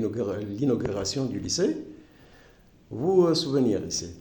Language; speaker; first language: French; non-native, local second language; Arabic